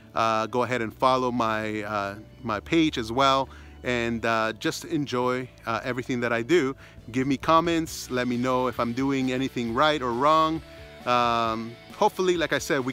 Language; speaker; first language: English; early bilingual, other home language; Spanish